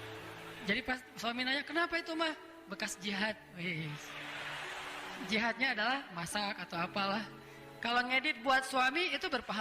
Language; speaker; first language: Indonesian; native; Indonesian